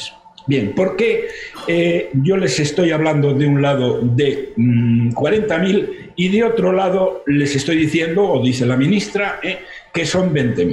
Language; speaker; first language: Spanish; native; Spanish